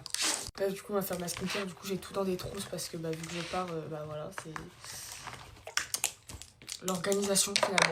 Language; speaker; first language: French; native; French